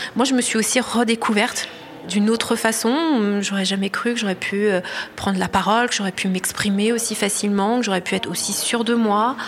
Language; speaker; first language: French; native; French